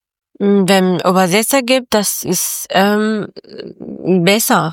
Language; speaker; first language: German; non-native, learner; Persian